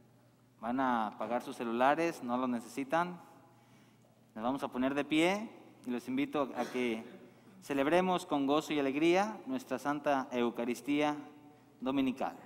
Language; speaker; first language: Spanish; native; Spanish